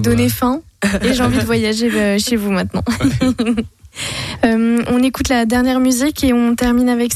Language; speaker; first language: French; native; French